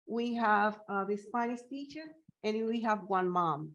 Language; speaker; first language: English; non-native, learner; Spanish